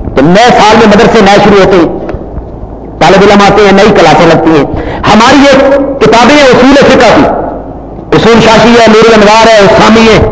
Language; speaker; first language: Urdu; non-native, local second language; Punjabi